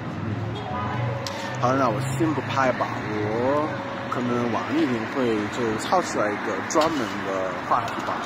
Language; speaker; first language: Chinese; non-native, fluent; English